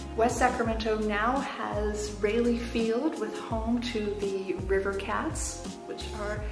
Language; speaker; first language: English; native; English